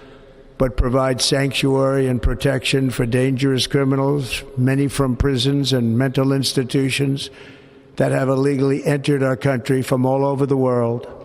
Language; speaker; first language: English; native; English